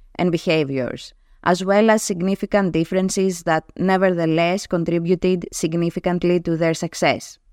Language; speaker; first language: English; non-native, fluent; Greek